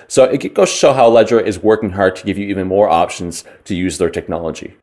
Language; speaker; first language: English; native; English